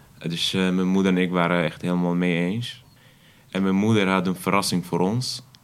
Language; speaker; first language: Dutch; non-native, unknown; Arabic